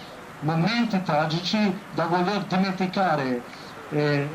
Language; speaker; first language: Italian; non-native, fluent; Albanian